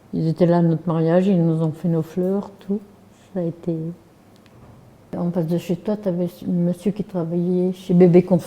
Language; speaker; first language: French; native; French